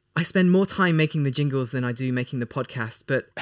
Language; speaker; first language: English; native; English